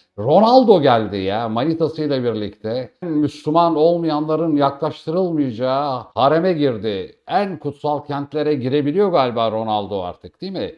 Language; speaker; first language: Turkish; native; Turkish